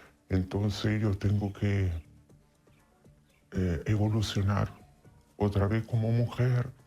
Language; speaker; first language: Spanish; non-native, fluent; Italian